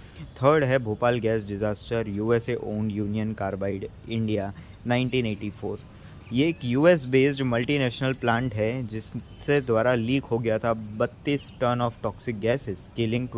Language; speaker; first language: Hindi; native; Hindi